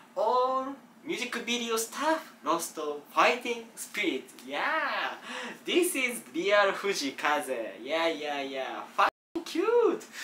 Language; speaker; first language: English; non-native, learner; Japanese